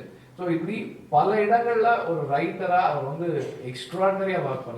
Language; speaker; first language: Tamil; native; Tamil